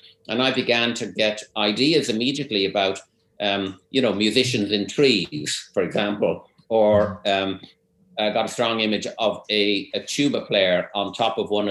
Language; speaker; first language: English; native; English